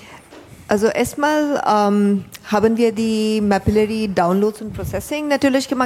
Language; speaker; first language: German; non-native, fluent; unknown